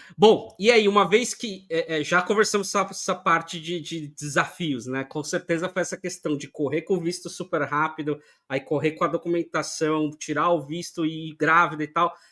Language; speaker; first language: Portuguese; native; Portuguese